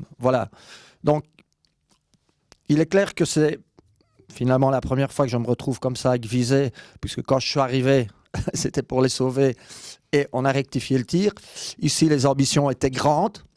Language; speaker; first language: French; native; French